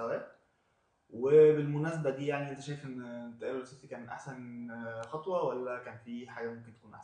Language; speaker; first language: Arabic; native; Arabic